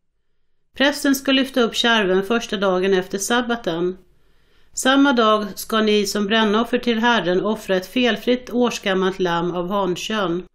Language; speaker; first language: Swedish; native; Swedish